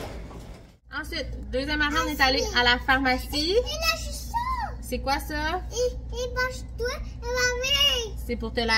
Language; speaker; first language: French; native; French